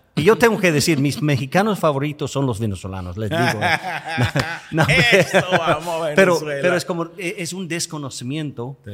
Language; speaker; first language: Spanish; non-native, fluent; English